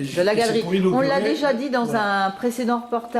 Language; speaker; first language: French; native; French